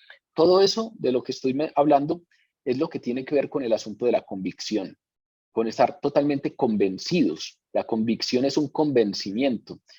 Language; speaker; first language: Spanish; native; Spanish